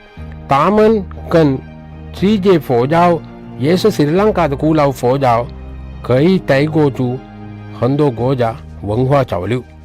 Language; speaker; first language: Chinese; non-native, learner; Sinhala